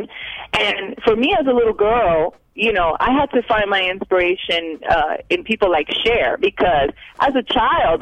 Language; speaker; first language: English; native; English